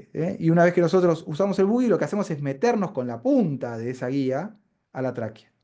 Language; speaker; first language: Spanish; native; Spanish